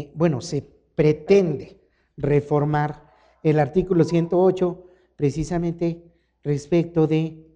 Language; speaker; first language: Spanish; native; Spanish